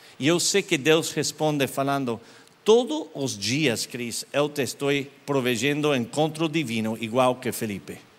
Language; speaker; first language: Portuguese; non-native, learner; English